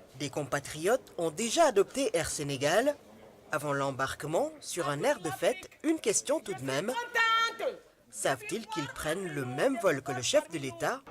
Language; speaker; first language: French; non-native, local second language; Wolof